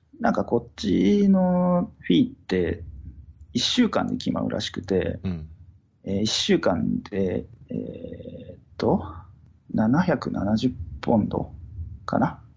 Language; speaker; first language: Japanese; native; Japanese